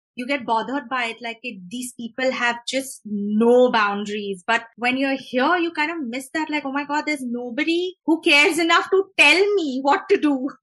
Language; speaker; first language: English; non-native, local second language; Hindi